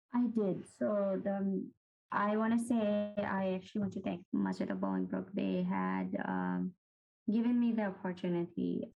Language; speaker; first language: English; non-native, local second language; Urdu